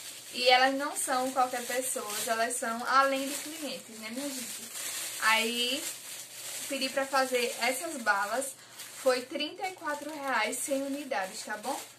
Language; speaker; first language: Portuguese; native; Portuguese